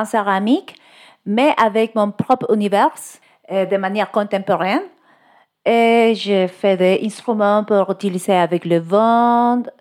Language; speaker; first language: French; non-native, learner; Spanish